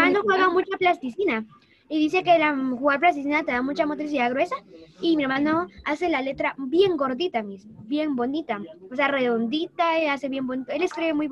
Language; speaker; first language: Spanish; native; Spanish